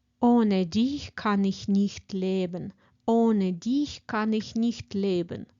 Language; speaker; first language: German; non-native, fluent; Ukrainian